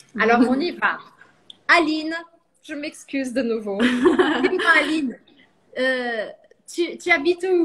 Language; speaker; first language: French; non-native, fluent; Portuguese